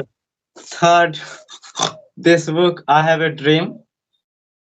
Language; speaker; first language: English; non-native, learner; Hindi